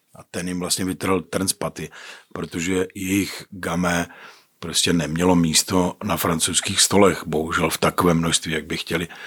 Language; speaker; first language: Czech; native; Czech